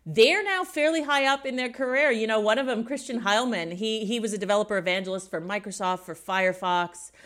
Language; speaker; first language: English; native; English